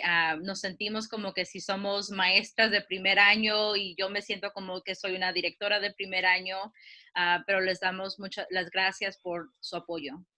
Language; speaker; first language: Spanish; early bilingual, heritage; Spanish